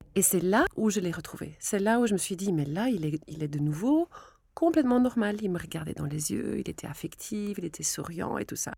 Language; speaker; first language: French; non-native, local second language; Dutch